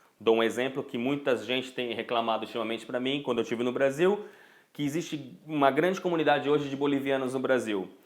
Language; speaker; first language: Portuguese; native; Portuguese